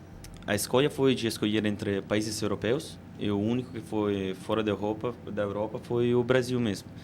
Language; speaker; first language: Portuguese; non-native, fluent; Italian